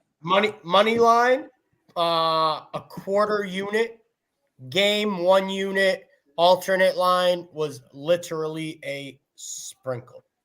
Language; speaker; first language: English; native; English